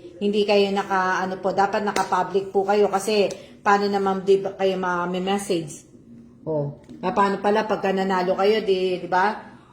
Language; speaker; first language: Filipino; non-native, local second language; Cebuano